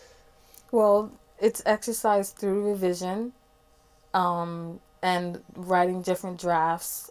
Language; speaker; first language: English; native; English